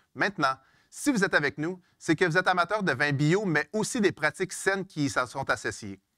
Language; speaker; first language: French; native; French